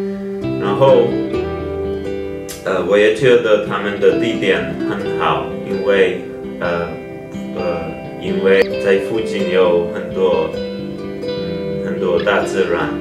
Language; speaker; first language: Chinese; non-native, fluent; Czech